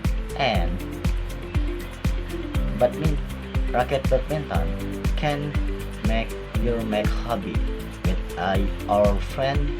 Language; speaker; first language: English; non-native, learner; Indonesian